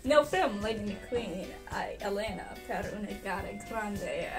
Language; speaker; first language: Italian; non-native, learner; English